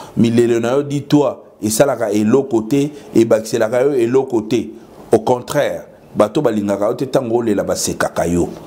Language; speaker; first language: Lingala; native; Lingala